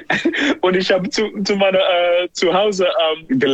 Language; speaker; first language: German; non-native, learner; English